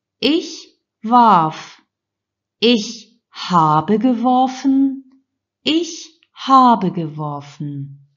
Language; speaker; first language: German; non-native, fluent; Turkish